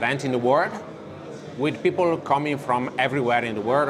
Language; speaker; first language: English; non-native, fluent; Italian